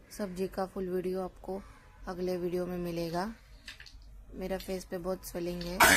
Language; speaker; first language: Hindi; non-native, local second language; Marathi